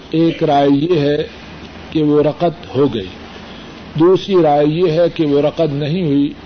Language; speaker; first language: Urdu; non-native, local second language; Punjabi